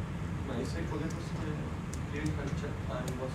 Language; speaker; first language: Spanish; native; Spanish